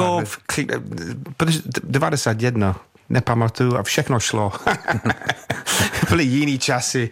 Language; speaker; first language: Czech; non-native, fluent; English